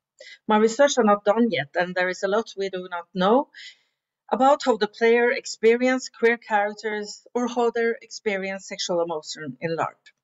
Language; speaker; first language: English; non-native, fluent; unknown